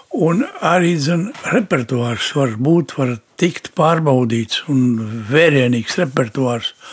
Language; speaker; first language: Latvian; native; Latvian